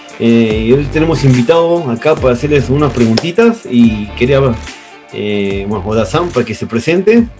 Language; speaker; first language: Spanish; native; Spanish